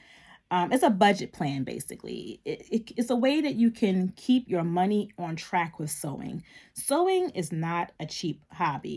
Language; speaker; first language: English; native; English